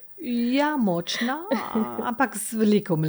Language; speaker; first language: Slovenian; non-native, learner; German